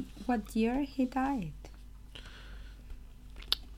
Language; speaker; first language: English; non-native, learner; Spanish